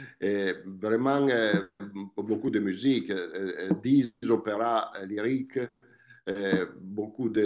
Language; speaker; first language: French; non-native, fluent; Italian